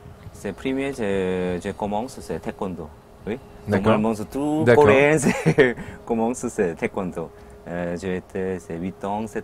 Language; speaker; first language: French; non-native, learner; Korean